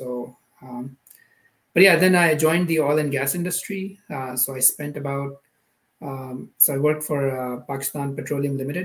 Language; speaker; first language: English; non-native, local second language; Urdu